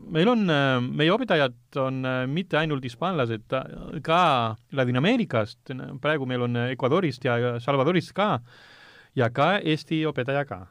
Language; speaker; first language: Estonian; non-native, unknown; Spanish